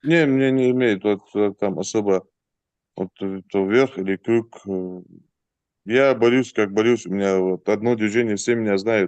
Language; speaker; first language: Russian; native; Russian